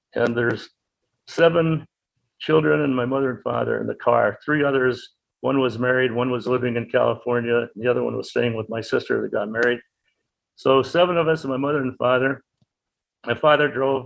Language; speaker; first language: English; native; English